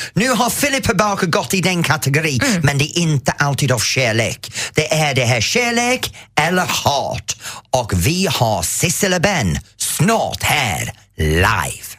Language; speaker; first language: Swedish; non-native, fluent; English